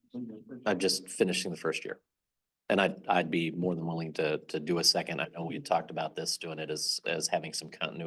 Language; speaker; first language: English; native; English